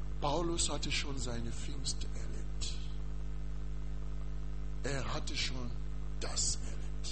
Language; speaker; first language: German; non-native, learner; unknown